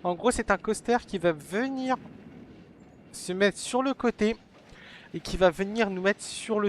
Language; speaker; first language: French; native; French